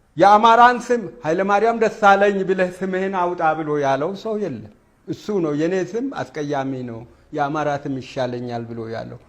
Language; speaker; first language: Amharic; non-native, local second language; Wolaytta